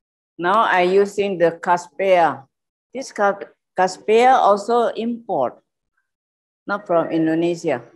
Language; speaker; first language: English; non-native, learner; Indonesian